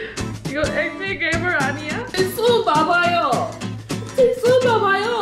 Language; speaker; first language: Korean; non-native, learner; English